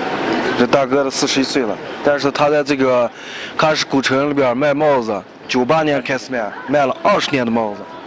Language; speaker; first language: Chinese; native; Chinese